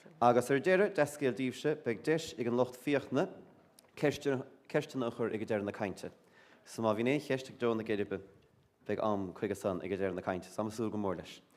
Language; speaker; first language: Irish; native; Irish